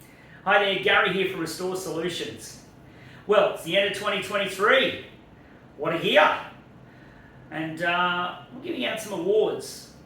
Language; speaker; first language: English; native; English